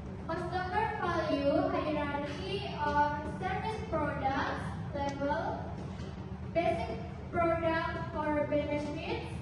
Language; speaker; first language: English; non-native, learner; Indonesian